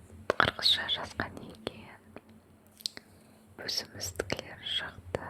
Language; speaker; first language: Kazakh; non-native, local second language; Russian